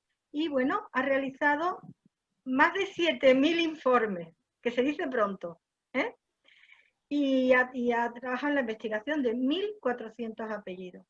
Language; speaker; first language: Spanish; native; Spanish